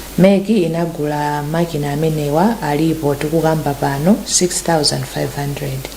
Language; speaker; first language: Nyanja; native; Nyanja